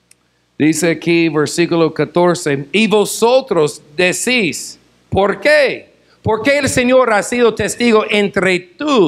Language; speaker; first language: Spanish; non-native, fluent; English